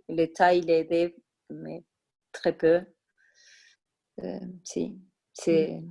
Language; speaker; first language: French; non-native, fluent; Spanish